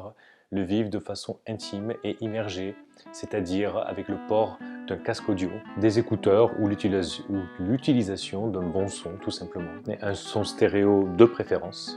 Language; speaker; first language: French; native; French